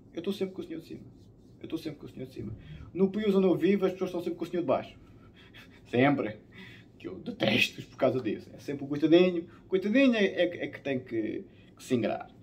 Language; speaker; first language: Portuguese; native; Portuguese